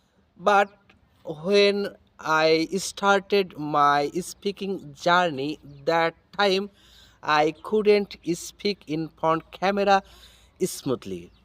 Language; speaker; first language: English; non-native, learner; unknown